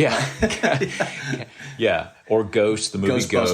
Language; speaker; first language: English; native; English